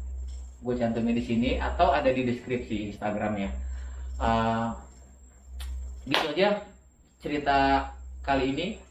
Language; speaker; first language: Indonesian; native; Indonesian